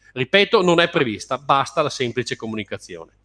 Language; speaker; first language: Italian; native; Italian